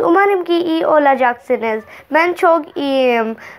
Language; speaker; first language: Turkish; non-native, learner; Urdu